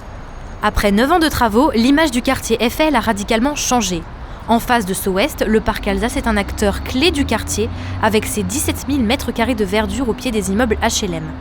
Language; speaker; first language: French; native; French